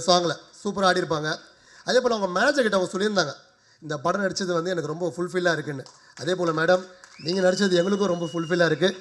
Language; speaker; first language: Tamil; native; Tamil